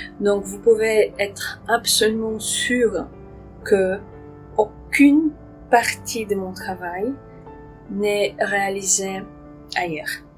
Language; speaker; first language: French; non-native, fluent; Polish